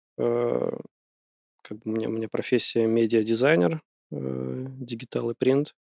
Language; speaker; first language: Russian; early bilingual, heritage; Russian